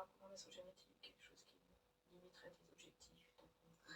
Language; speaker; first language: French; native; French